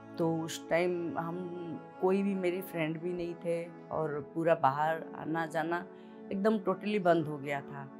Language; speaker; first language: Hindi; non-native, local second language; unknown